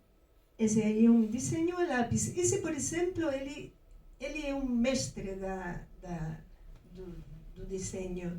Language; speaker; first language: Portuguese; non-native, fluent; Spanish